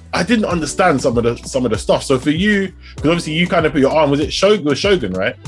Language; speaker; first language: English; native; English